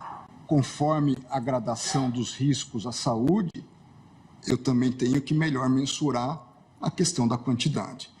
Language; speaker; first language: Portuguese; native; Portuguese